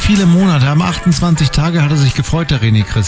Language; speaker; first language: German; native; German